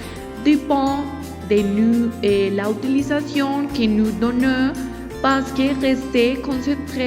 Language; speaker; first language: French; non-native, learner; Spanish